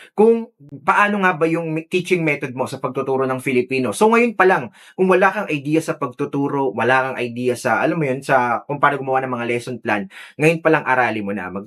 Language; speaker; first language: Filipino; native; Filipino